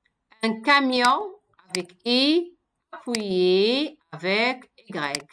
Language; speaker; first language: French; non-native, local second language; Arabic